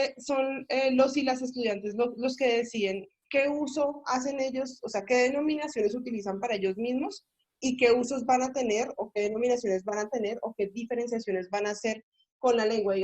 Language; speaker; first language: Spanish; native; Spanish